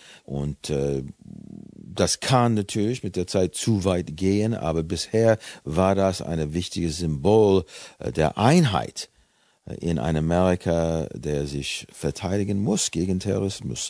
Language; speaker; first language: German; non-native, fluent; English